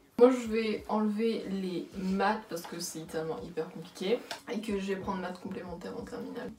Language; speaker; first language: French; native; French